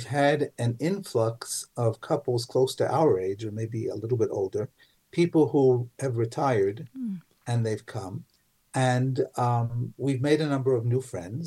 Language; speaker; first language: English; native; English